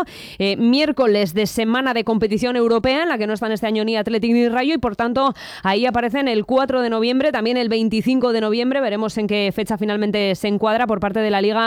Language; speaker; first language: Spanish; native; Spanish